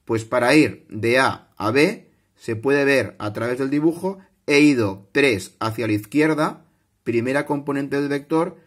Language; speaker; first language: Spanish; non-native, local second language; Catalan